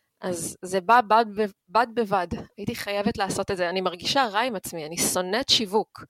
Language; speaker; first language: Hebrew; native; Hebrew